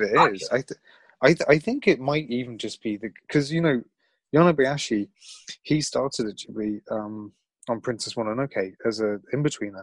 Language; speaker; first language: English; native; English